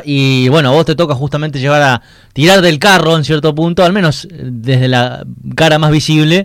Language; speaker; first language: Spanish; native; Spanish